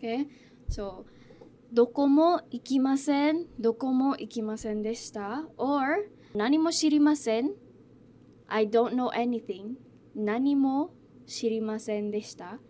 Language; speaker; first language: Japanese; non-native, fluent; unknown